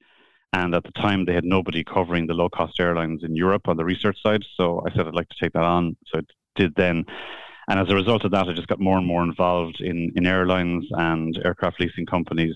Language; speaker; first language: English; native; English